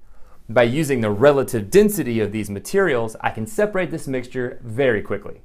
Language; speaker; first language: English; native; English